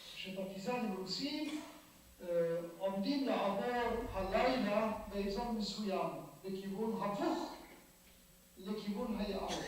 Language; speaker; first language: Hebrew; non-native, fluent; Polish